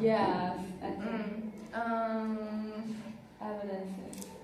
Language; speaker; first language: English; non-native, learner; Chinese